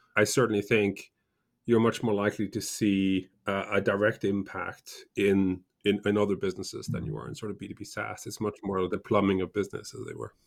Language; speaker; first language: English; early bilingual, other home language; Norwegian